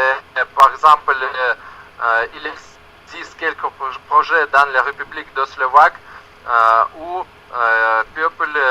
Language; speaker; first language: French; non-native, learner; Russian